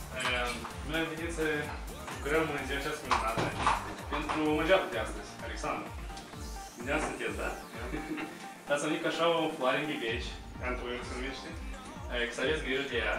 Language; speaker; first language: Romanian; native; Romanian